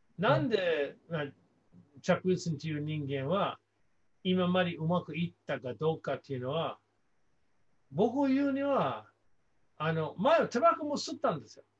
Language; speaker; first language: Japanese; non-native, fluent; English